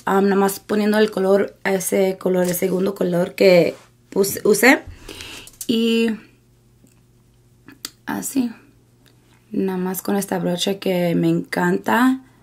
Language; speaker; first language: Spanish; early bilingual, heritage; Spanish